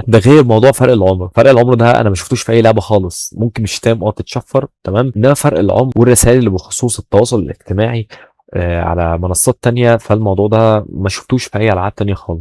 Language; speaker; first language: Arabic; native; Arabic